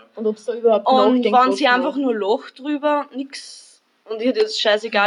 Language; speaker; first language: German; native; German